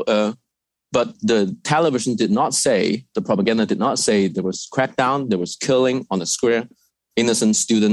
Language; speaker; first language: English; non-native, fluent; Cantonese